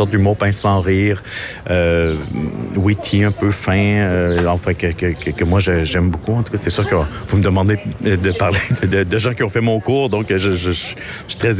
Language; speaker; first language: French; native; French